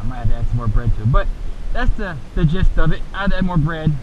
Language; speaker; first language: English; native; English